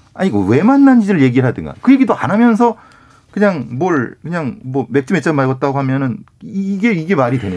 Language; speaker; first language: Korean; native; Korean